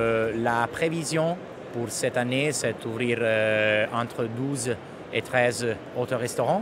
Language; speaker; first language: French; non-native, fluent; Italian